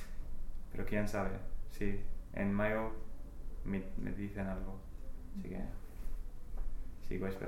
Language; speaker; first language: Spanish; non-native, fluent; English